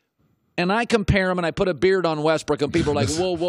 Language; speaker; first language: English; native; English